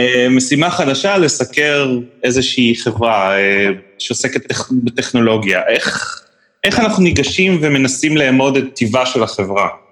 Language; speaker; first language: Hebrew; native; Hebrew